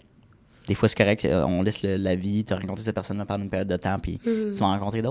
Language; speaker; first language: French; native; French